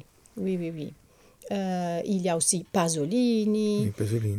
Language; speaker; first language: French; non-native, fluent; Italian